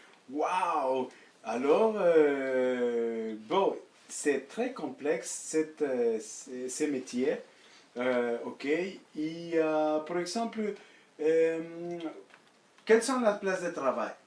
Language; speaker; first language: French; early bilingual, other home language; Spanish